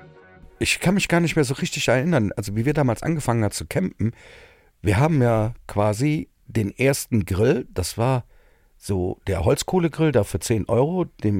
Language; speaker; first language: German; native; German